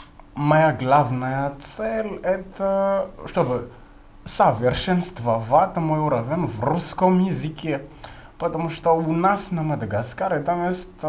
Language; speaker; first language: Russian; non-native, fluent; Malagasy